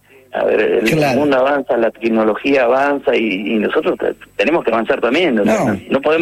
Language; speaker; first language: Spanish; native; Spanish